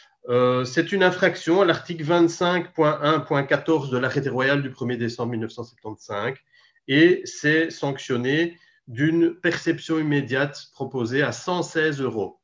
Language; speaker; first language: French; native; French